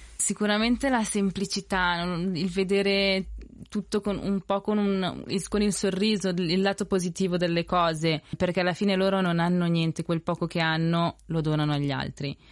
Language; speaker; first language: Italian; early bilingual, other home language; Spanish